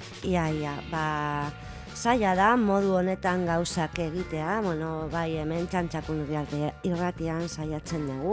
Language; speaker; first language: Basque; non-native, local second language; Spanish